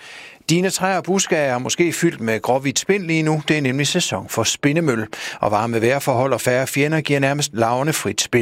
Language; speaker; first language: Danish; native; Danish